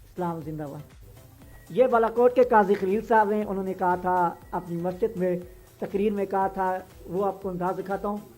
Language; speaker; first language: Urdu; native; Urdu